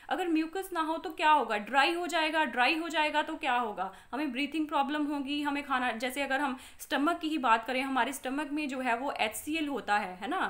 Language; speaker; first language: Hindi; non-native, local second language; Punjabi